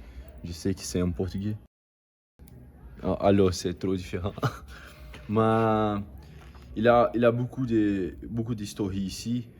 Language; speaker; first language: French; non-native, learner; Portuguese